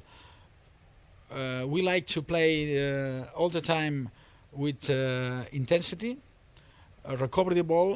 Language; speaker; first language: English; non-native, learner; Spanish